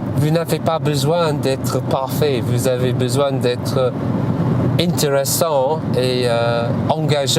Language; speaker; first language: French; non-native, fluent; English